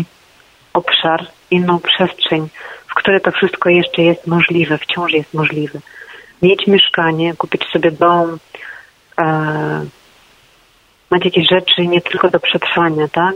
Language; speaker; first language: Polish; non-native, fluent; Ukrainian